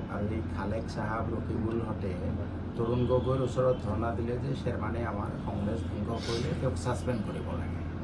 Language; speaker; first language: Assamese; non-native, local second language; Bangla